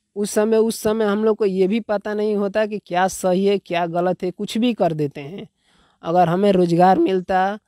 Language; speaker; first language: Hindi; native; Hindi